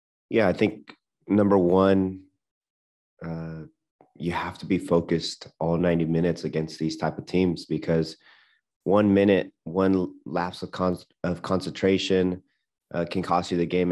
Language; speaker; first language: English; early bilingual, other home language; Spanish